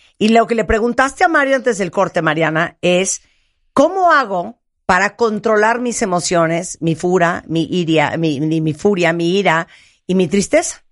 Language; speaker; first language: Spanish; native; Spanish